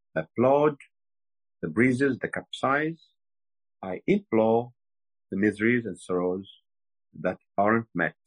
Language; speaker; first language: English; non-native, fluent; French